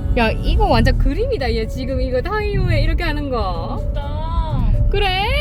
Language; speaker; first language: Korean; native; Korean